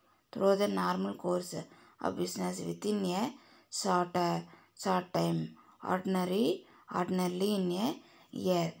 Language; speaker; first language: English; non-native, local second language; Tamil